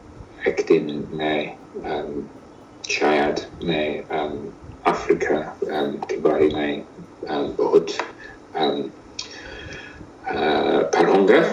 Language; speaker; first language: Hindi; non-native, learner; English